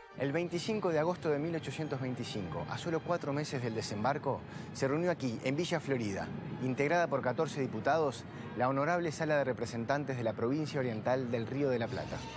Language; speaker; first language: Spanish; native; Spanish